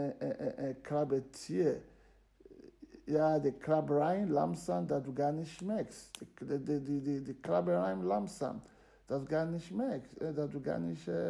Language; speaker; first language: German; non-native, fluent; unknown